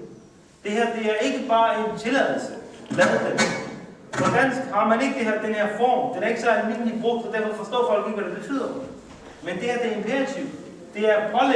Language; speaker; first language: Danish; early bilingual, other home language; Urdu